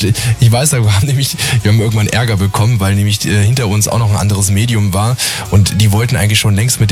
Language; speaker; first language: German; native; German